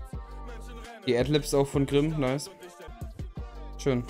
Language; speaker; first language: German; native; German